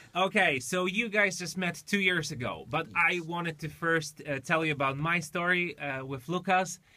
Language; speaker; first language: English; non-native, fluent; Polish